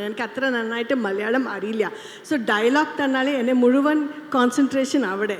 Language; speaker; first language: Malayalam; non-native, fluent; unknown